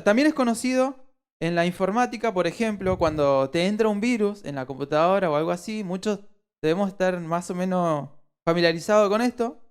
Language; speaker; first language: Spanish; native; Spanish